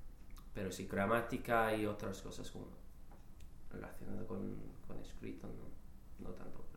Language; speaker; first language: Spanish; non-native, learner; English